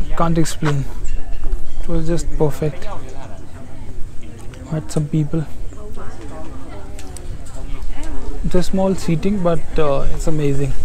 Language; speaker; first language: English; non-native, local second language; Hindi